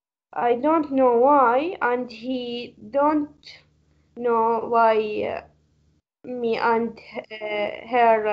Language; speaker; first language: English; non-native, learner; Arabic